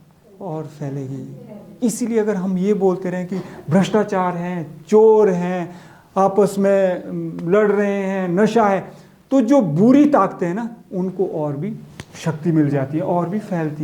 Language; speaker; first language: Hindi; native; Hindi